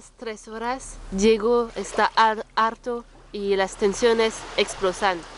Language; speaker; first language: Spanish; non-native, learner; French